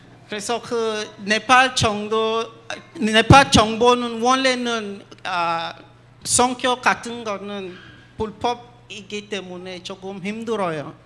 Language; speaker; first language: Korean; non-native, learner; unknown